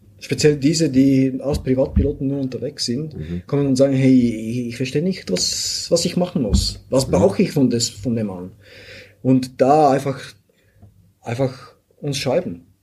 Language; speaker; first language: German; non-native, fluent; Bulgarian